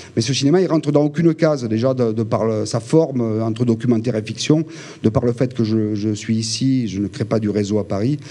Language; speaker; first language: French; native; French